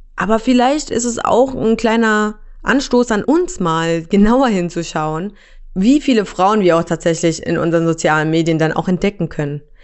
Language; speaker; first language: German; native; German